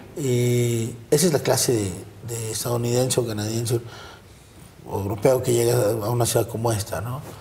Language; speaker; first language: Spanish; native; Spanish